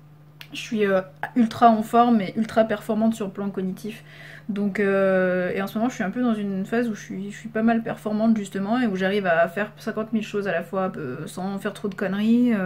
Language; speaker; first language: French; native; French